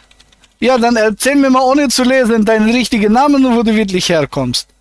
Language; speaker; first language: German; native; German